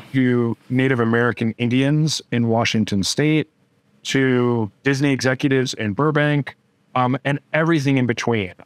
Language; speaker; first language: English; native; English